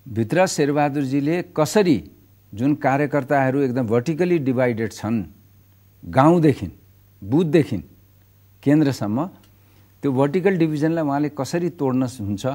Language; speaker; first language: Nepali; native; Nepali